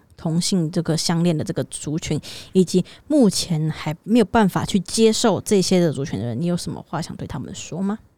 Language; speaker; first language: Chinese; native; Chinese